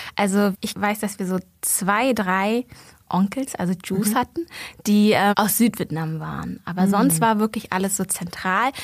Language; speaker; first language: German; early bilingual, other home language; Vietnamese